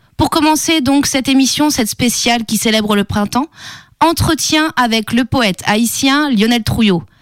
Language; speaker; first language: French; native; French